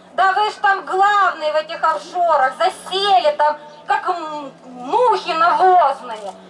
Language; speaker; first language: Russian; native; Russian